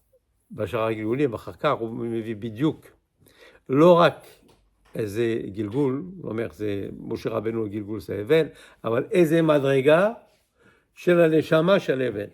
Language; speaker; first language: Hebrew; non-native, fluent; English